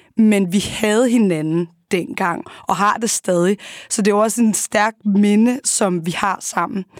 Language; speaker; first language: Danish; early bilingual, other home language; Arabic